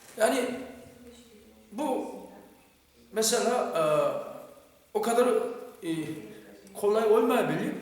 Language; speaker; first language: Turkish; non-native, fluent; Korean